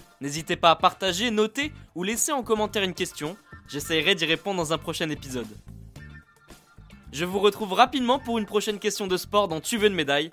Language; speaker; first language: French; native; French